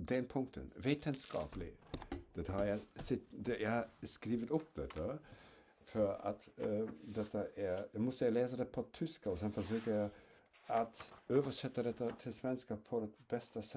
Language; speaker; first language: Swedish; non-native, fluent; German